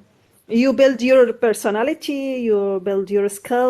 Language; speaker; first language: English; non-native, learner; Arabic